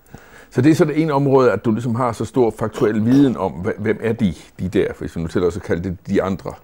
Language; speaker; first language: Danish; native; Danish